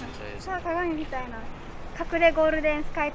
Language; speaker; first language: Japanese; native; Japanese